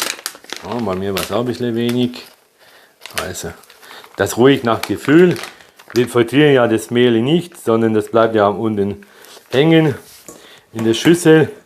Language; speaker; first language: German; early bilingual, other home language; Polish